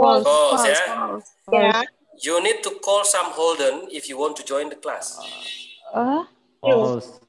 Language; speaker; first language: English; non-native, fluent; Indonesian